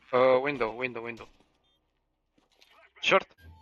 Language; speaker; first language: English; non-native, learner; Romanian